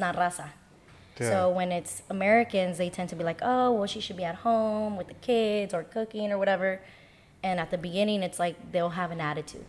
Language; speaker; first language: English; native; English